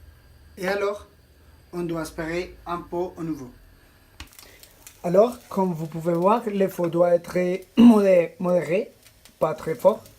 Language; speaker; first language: French; non-native, learner; Spanish